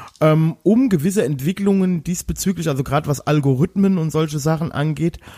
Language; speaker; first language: German; native; German